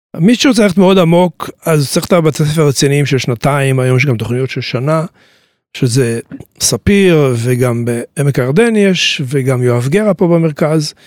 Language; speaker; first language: Hebrew; native; Hebrew